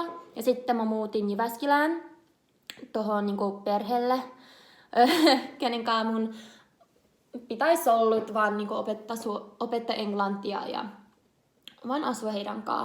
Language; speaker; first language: Finnish; non-native, learner; English